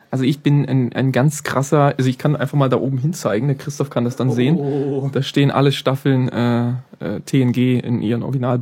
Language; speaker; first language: German; native; German